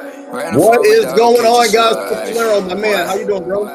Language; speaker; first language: English; native; English